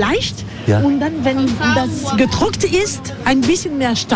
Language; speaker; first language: German; non-native, learner; French